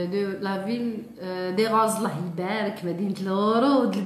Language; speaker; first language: French; non-native, local second language; Arabic